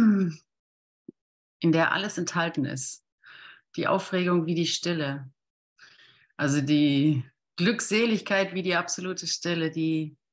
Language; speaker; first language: German; native; German